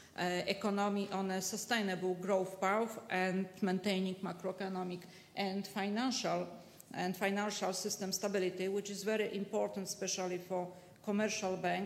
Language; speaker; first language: English; non-native, fluent; Polish